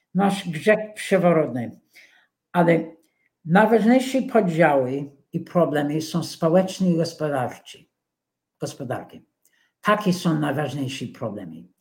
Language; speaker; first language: Polish; non-native, fluent; English